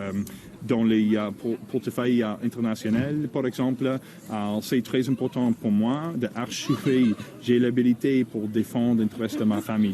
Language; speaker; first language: French; non-native, learner; English